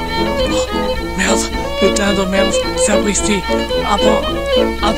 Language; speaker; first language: French; non-native, learner; English